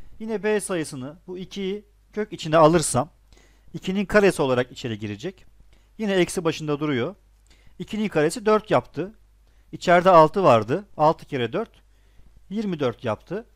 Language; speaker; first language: Turkish; native; Turkish